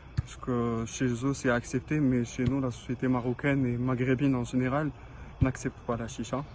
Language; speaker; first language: French; non-native, local second language; Arabic